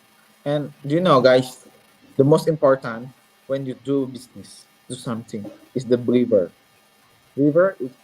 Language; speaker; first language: English; non-native, learner; Indonesian